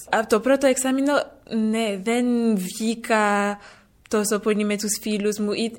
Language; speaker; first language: Greek; early bilingual, heritage; French